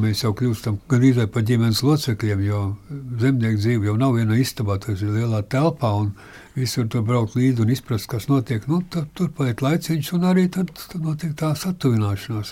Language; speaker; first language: Latvian; native; Latvian